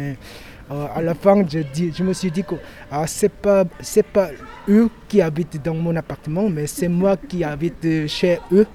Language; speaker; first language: French; non-native, learner; Korean